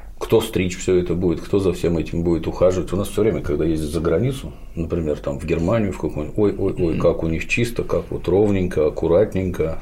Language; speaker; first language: Russian; native; Russian